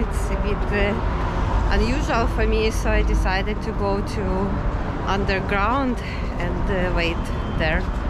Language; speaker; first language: English; non-native, learner; Ukrainian